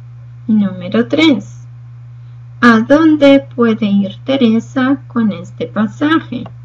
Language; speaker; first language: Spanish; non-native, fluent; Portuguese